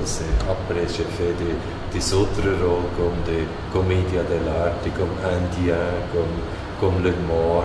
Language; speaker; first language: French; non-native, learner; German